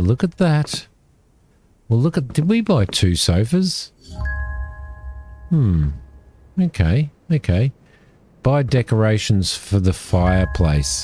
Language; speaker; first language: English; native; English